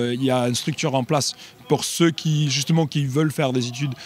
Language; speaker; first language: French; non-native, fluent; English